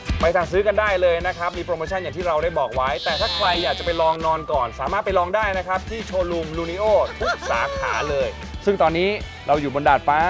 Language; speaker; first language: Thai; native; Thai